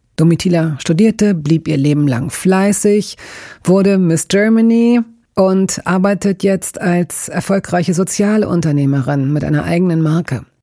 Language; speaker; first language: German; native; German